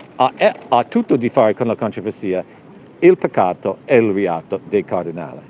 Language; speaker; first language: Italian; non-native, learner; English